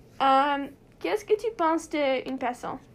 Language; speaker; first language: French; non-native, learner; English